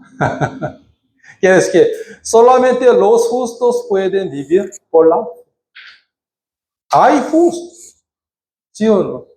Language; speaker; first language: Spanish; non-native, fluent; Korean